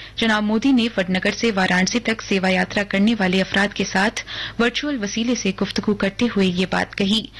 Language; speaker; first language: Urdu; non-native, local second language; Hindi